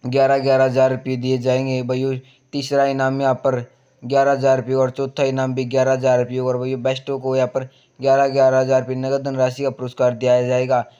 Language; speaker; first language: Hindi; native; Hindi